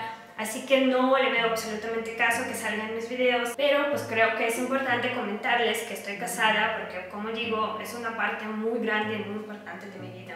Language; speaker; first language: Spanish; non-native, fluent; Russian